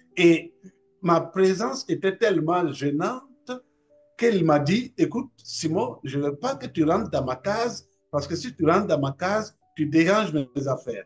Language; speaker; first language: French; non-native, local second language; Mossi